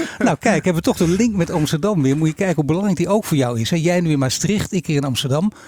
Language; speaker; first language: Dutch; native; Dutch